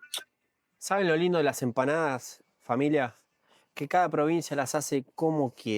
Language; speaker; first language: Spanish; native; Spanish